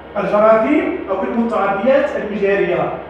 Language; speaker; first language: Arabic; native; Arabic